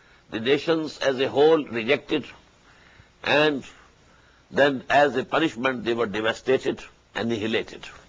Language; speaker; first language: English; non-native, local second language; Urdu